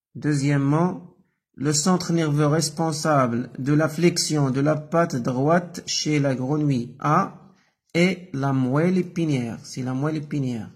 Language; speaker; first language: French; non-native, local second language; Arabic